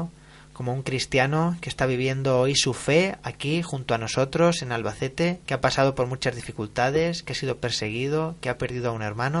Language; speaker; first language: Spanish; native; Spanish